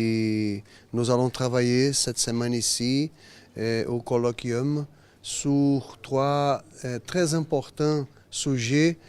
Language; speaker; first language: French; non-native, learner; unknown